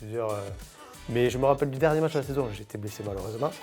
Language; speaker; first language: French; native; French